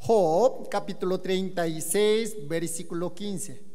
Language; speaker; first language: Spanish; non-native, learner; Korean